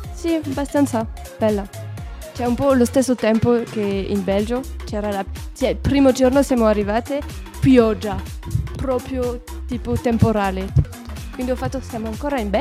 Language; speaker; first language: Italian; non-native, learner; French